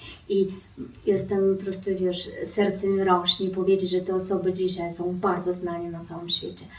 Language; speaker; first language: Polish; non-native, fluent; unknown